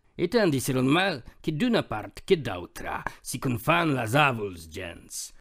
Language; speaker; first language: Occitan; non-native, fluent; Polish